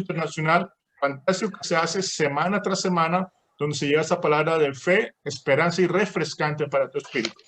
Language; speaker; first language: Spanish; native; Spanish